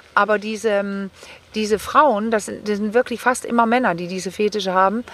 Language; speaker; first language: German; non-native, fluent; Danish